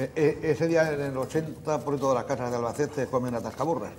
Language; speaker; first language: Spanish; native; Spanish